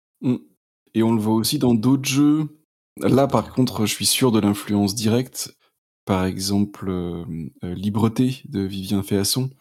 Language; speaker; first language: French; native; French